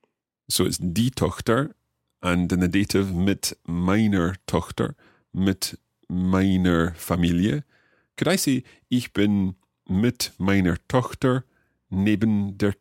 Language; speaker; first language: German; non-native, learner; English